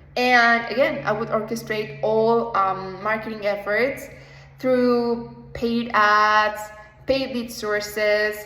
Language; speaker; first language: English; non-native, fluent; Spanish